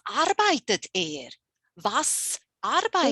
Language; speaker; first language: German; non-native, fluent; English